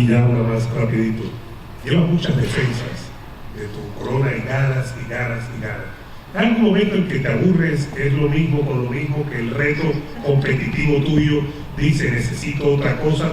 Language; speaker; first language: Spanish; native; Spanish